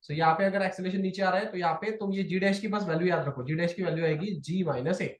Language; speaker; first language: Hindi; non-native, local second language; Marathi